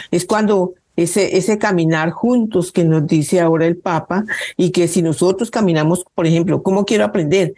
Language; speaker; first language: Spanish; native; Spanish